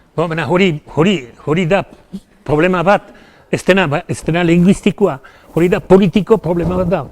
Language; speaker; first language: Basque; native; Basque